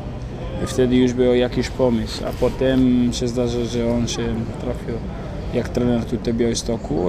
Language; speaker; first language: Polish; non-native, learner; Italian